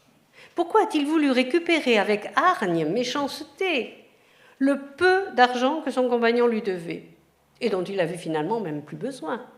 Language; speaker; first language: French; native; French